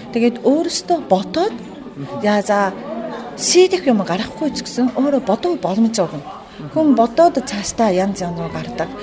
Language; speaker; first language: Mongolian; non-native, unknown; Japanese